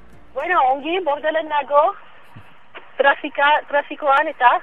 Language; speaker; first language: Basque; non-native, local second language; French